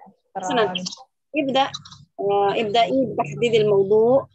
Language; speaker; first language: Arabic; non-native, fluent; Indonesian